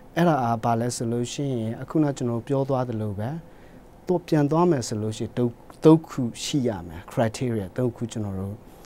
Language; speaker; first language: Burmese; non-native, local second language; Hakha Chin